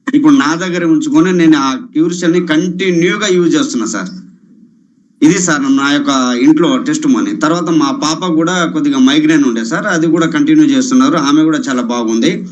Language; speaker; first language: Telugu; non-native, local second language; Lambadi